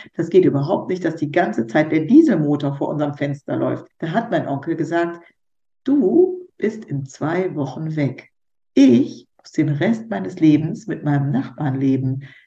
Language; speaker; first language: German; native; German